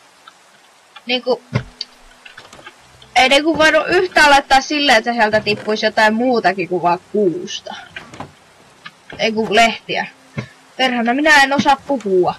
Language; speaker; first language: Finnish; native; Finnish